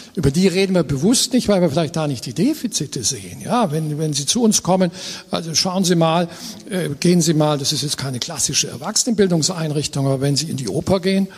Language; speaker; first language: German; native; German